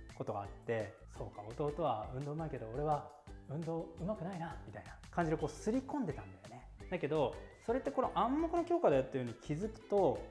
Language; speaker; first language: Japanese; early bilingual, heritage; Japanese